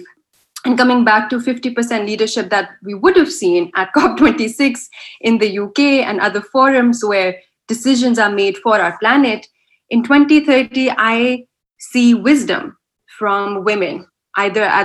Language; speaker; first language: English; non-native, local second language; Urdu